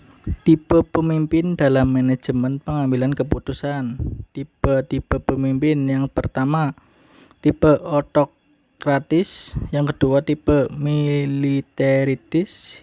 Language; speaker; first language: Indonesian; native; Indonesian